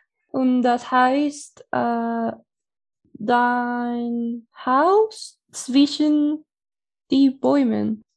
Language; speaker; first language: German; non-native, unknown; Spanish